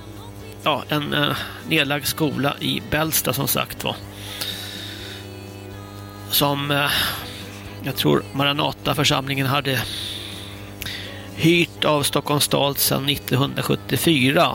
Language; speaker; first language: Swedish; native; Swedish